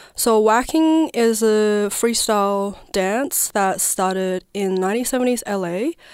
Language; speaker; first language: English; non-native, fluent; Chinese